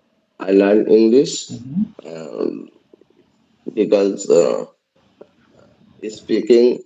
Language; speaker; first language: English; non-native, learner; Bangla